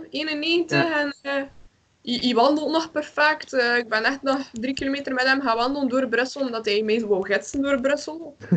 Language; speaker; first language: Dutch; non-native, local second language; French